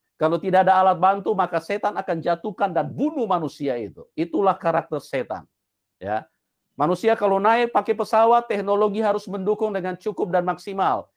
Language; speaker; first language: Indonesian; non-native, local second language; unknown